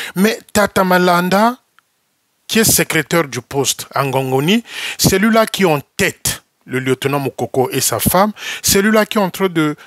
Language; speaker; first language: French; non-native, local second language; Lingala